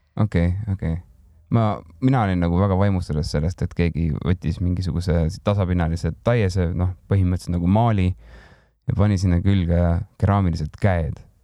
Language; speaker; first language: Estonian; native; Estonian